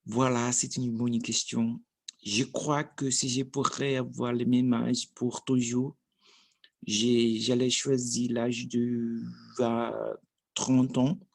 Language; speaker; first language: French; non-native, learner; Portuguese